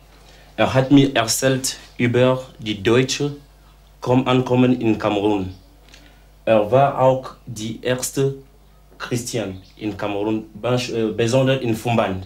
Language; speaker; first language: German; non-native, learner; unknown